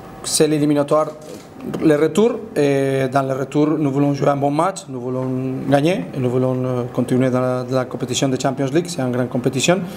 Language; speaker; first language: French; non-native, fluent; Spanish